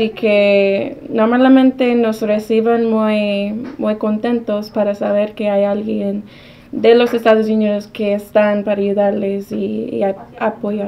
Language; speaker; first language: Spanish; non-native, fluent; English